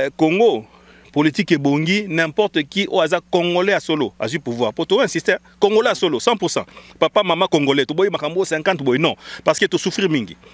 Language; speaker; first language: French; non-native, local second language; Lingala